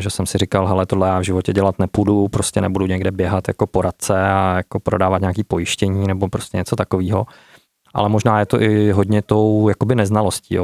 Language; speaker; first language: Czech; native; Czech